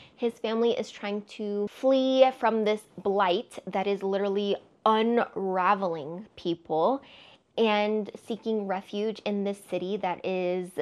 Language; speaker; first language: English; native; English